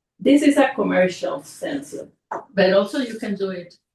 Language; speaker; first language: English; non-native, fluent; Spanish